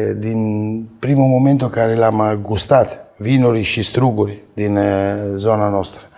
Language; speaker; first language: Romanian; non-native, fluent; Italian